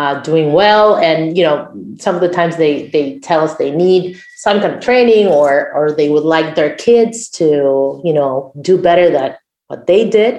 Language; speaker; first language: English; non-native, fluent; Spanish